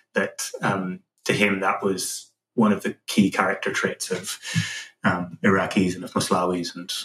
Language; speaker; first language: English; native; English